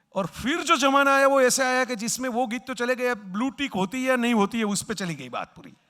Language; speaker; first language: Hindi; non-native, local second language; Gujarati